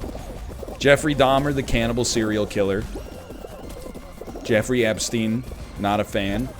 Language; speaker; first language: English; native; English